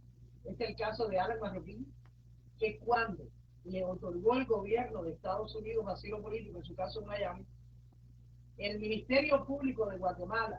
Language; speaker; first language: Spanish; native; Spanish